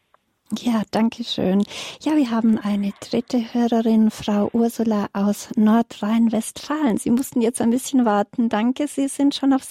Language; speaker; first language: German; native; German